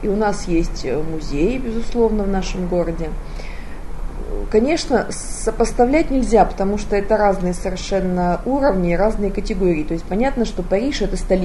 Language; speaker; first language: Russian; native; Russian